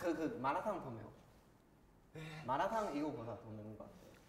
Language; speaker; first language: Korean; non-native, fluent; Chinese